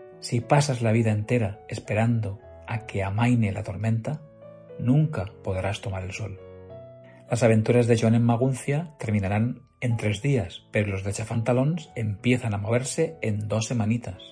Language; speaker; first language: Spanish; native; Spanish